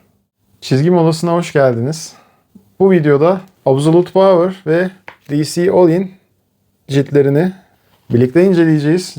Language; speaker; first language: Turkish; native; Turkish